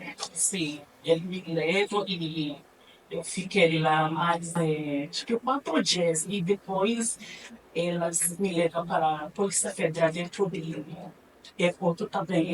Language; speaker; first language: Portuguese; non-native, learner; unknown